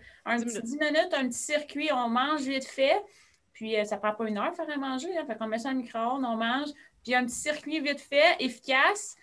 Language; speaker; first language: French; native; French